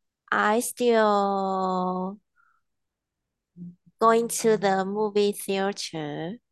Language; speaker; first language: English; non-native, learner; Chinese